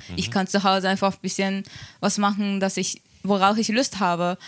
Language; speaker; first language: German; non-native, fluent; Japanese